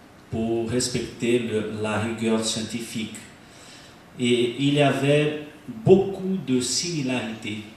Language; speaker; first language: French; non-native, learner; Portuguese